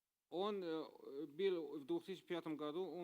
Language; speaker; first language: Russian; non-native, learner; Persian